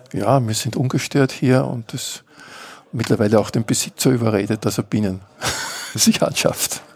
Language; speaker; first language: German; native; German